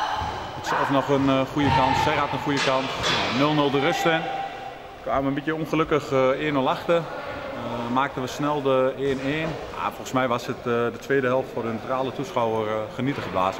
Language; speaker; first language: Dutch; native; Dutch